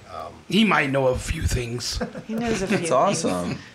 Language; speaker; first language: English; native; English